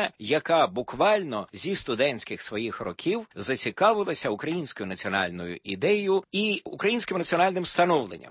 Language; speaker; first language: Ukrainian; native; Ukrainian